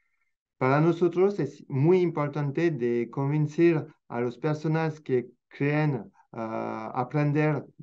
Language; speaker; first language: Spanish; non-native, fluent; French